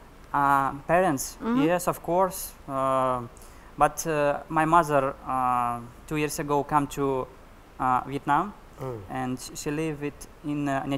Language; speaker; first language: English; non-native, learner; Russian